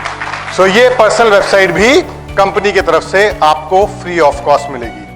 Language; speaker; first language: Hindi; native; Hindi